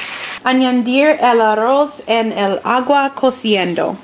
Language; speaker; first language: Spanish; non-native, learner; English